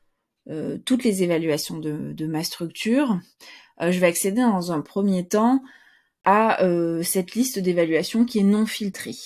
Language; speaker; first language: French; native; French